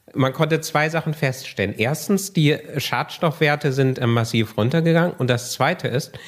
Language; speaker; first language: German; native; German